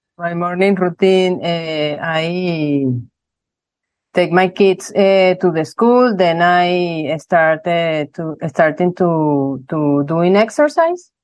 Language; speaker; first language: English; non-native, learner; Spanish